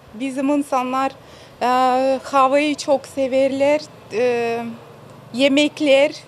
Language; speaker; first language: Turkish; non-native, fluent; Russian